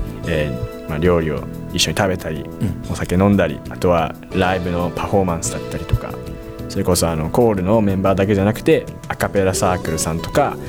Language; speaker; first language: Japanese; native; Japanese